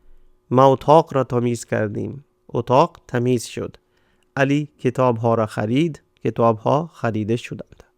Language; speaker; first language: Persian; non-native, fluent; Urdu